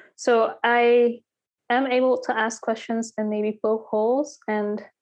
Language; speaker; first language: English; early bilingual, heritage; Dutch